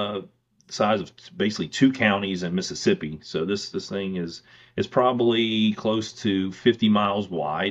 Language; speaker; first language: English; native; English